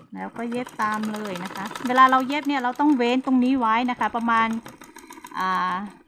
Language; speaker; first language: Thai; non-native, local second language; Hmong